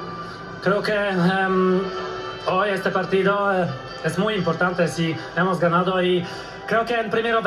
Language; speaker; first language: Spanish; non-native, learner; Polish